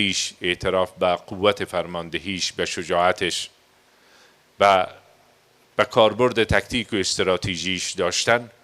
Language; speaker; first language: Persian; native; Persian